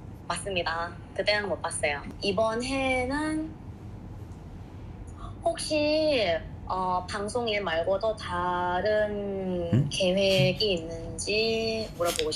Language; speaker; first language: Korean; non-native, fluent; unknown